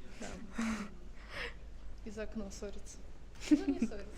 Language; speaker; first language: Russian; native; Russian